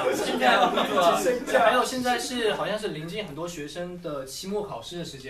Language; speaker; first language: Chinese; native; Chinese